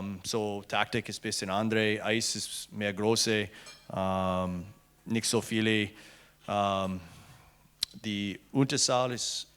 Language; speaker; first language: German; non-native, learner; English